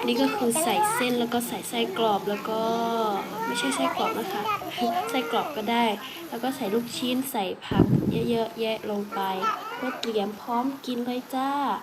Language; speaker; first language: Thai; non-native, local second language; Hmong